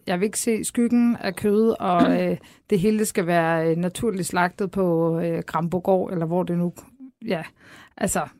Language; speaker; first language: Danish; early bilingual, other home language; Polish